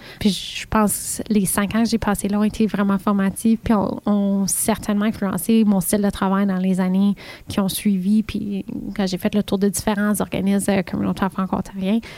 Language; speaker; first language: French; native; French